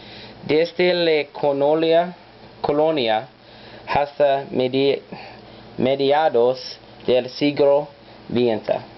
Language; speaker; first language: Spanish; non-native, learner; English